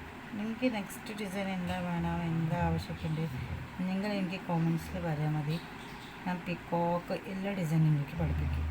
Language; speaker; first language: Malayalam; non-native, fluent; Hindi